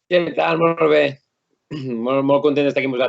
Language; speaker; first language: Catalan; native; Catalan